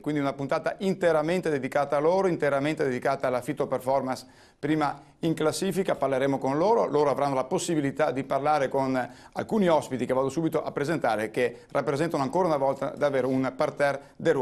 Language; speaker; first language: Italian; native; Italian